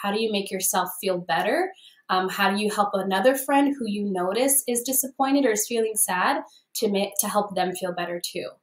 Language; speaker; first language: English; early bilingual, other home language; Spanish